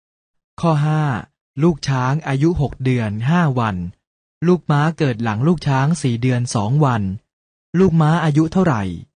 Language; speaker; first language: Thai; native; Thai